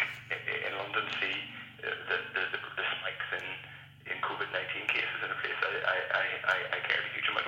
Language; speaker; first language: English; native; English